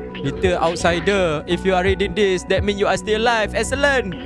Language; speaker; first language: English; non-native, local second language; Malay